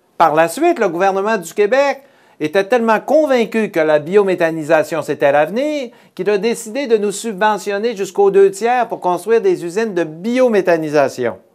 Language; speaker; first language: French; native; French